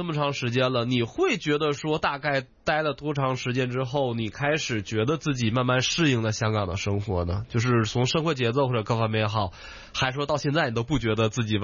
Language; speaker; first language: Chinese; native; Chinese